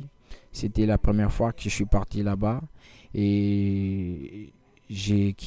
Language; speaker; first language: French; non-native, learner; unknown